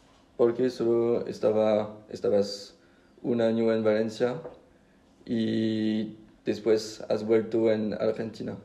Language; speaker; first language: Spanish; non-native, fluent; French